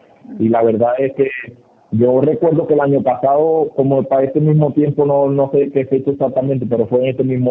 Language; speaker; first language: Spanish; native; Spanish